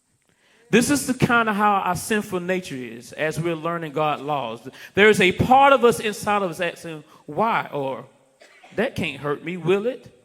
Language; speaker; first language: English; native; English